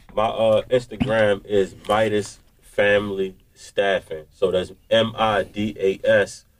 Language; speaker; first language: English; native; English